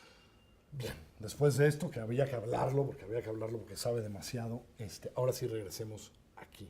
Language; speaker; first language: Spanish; native; Spanish